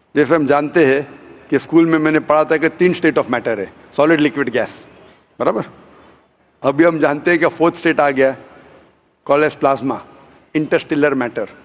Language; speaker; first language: Hindi; non-native, local second language; Konkani